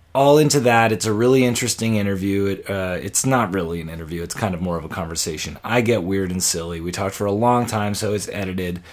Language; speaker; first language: English; native; English